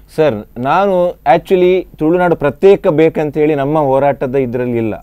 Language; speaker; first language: Kannada; non-native, local second language; Tulu